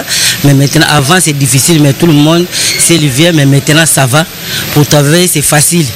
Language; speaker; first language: French; non-native, learner; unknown